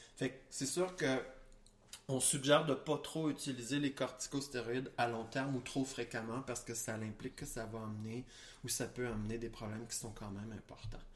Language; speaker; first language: French; native; French